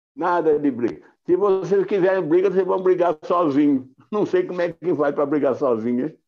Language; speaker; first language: Portuguese; native; Portuguese